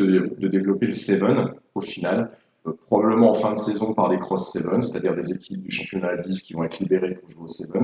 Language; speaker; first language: French; native; French